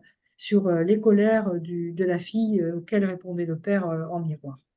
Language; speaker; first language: French; native; French